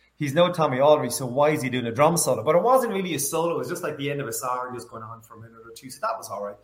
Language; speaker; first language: English; native; English